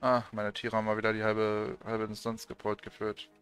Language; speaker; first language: German; native; German